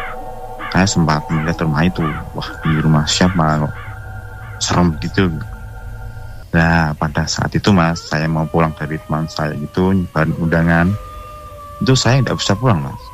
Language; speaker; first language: Indonesian; non-native, local second language; Javanese